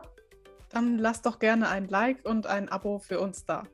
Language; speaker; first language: German; native; German